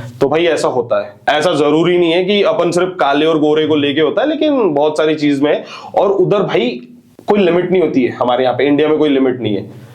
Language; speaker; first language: Hindi; non-native, local second language; Marathi